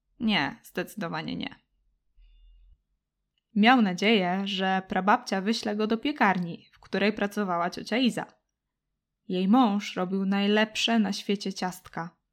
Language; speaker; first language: Polish; native; Polish